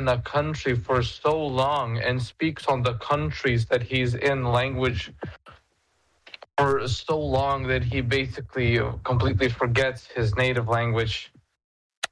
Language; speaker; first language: English; non-native, fluent; Lithuanian